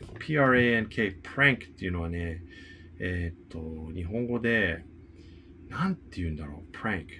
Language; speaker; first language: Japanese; non-native, fluent; English